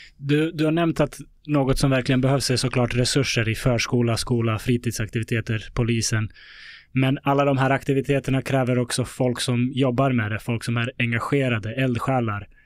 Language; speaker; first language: Swedish; early bilingual, other home language; Bosnian